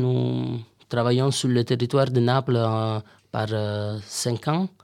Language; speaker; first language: French; non-native, learner; Italian